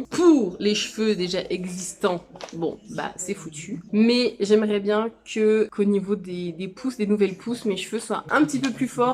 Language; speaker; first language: French; native; French